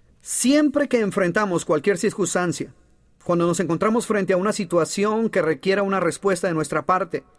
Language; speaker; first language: Spanish; native; Spanish